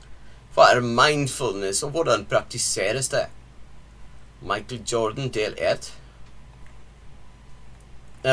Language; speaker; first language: Norwegian; non-native, learner; English